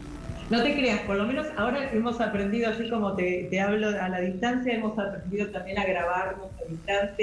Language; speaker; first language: Spanish; native; Spanish